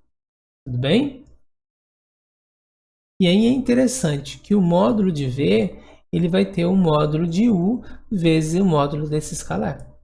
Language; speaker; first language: Portuguese; native; Portuguese